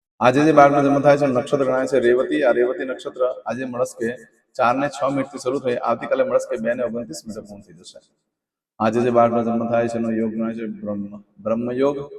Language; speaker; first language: Gujarati; native; Gujarati